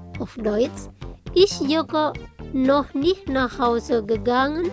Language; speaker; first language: German; non-native, fluent; Indonesian